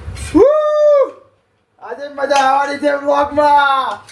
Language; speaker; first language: Gujarati; early bilingual, other home language; Hindi